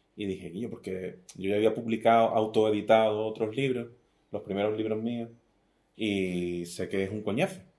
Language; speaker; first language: Spanish; native; Spanish